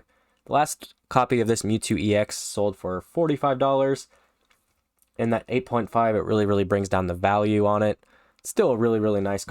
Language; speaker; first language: English; native; English